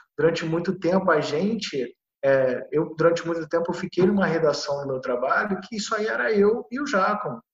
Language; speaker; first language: Portuguese; native; Portuguese